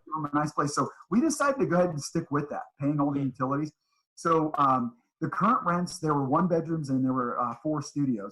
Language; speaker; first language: English; native; English